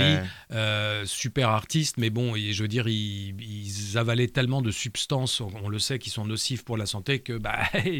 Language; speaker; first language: French; native; French